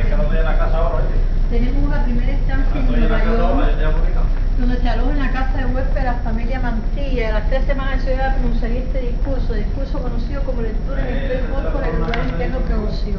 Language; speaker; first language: Spanish; native; Spanish